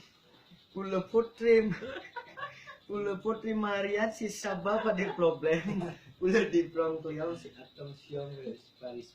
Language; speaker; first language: French; non-native, learner; Indonesian